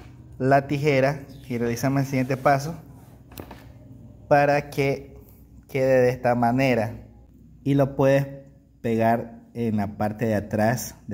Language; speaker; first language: Spanish; native; Spanish